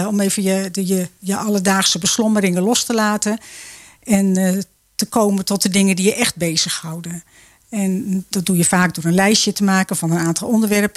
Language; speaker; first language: Dutch; native; Dutch